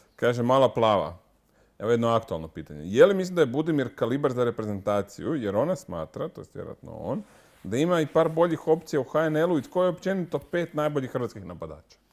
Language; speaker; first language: Croatian; native; Croatian